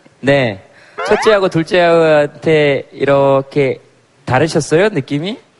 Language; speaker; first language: Korean; native; Korean